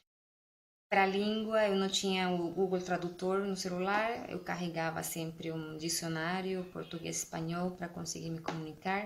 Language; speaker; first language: Portuguese; non-native, fluent; Spanish